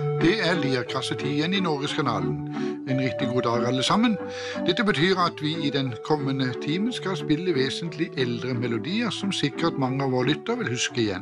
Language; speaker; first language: Norwegian; native; Norwegian